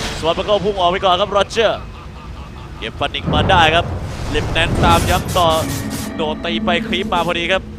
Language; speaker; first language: Thai; native; Thai